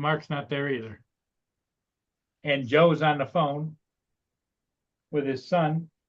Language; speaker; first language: English; native; English